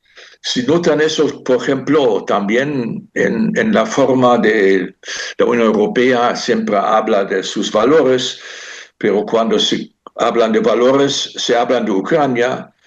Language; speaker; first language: Spanish; non-native, fluent; German